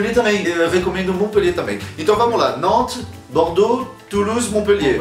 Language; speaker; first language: Portuguese; non-native, fluent; French